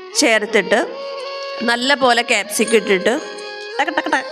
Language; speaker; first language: Malayalam; native; Malayalam